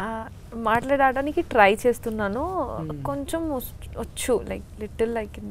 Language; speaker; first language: Telugu; non-native, learner; Bangla